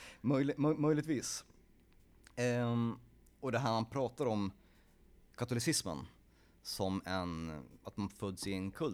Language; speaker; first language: Swedish; early bilingual, other home language; Polish